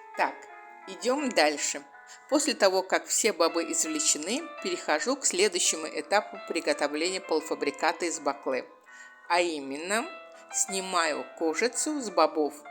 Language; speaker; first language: Russian; non-native, local second language; Azerbaijani